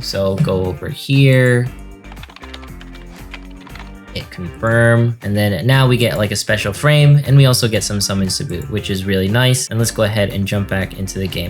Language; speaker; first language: English; native; English